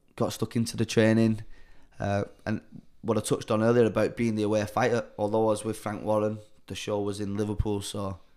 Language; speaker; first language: English; native; English